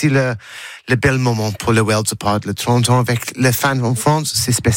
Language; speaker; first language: French; non-native, learner; English